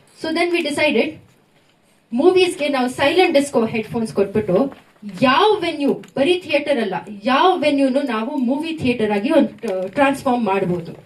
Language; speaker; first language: Kannada; non-native, local second language; Tamil